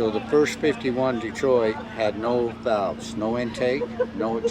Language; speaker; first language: English; native; English